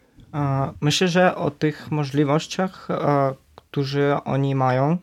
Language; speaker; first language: Polish; non-native, learner; Ukrainian